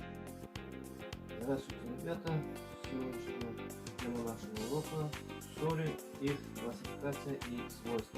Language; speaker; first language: Russian; non-native, local second language; Bashkir